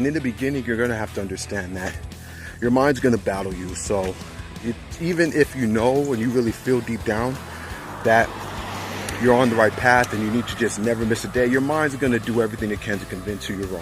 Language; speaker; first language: English; native; English